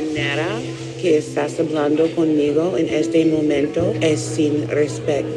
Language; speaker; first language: Spanish; non-native, learner; English